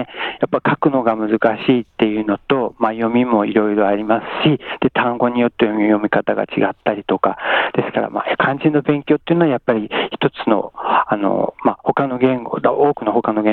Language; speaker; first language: Japanese; native; Japanese